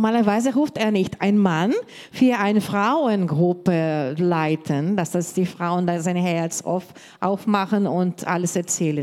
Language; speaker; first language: German; non-native, learner; Portuguese